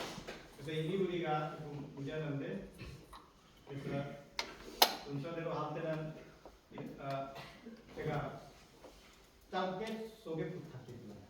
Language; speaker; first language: Korean; non-native, fluent; Hindi